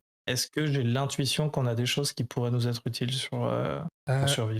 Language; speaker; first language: French; native; French